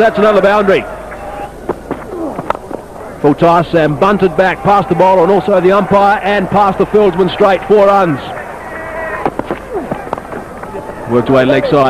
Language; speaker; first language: English; native; English